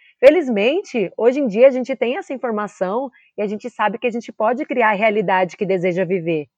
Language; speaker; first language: Portuguese; native; Portuguese